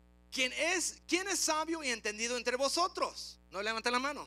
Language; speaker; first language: Spanish; early bilingual, heritage; Spanish